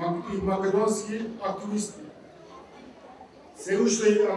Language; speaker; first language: Macedonian; early bilingual, heritage; Macedonian